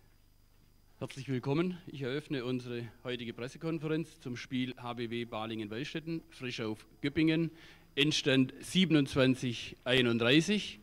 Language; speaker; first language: German; native; German